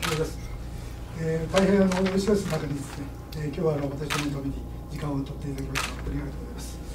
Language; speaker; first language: Japanese; native; Japanese